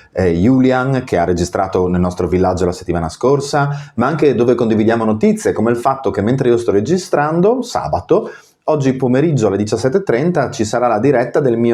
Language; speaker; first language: Italian; native; Italian